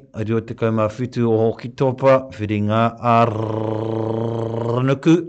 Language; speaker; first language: Māori; non-native, local second language; English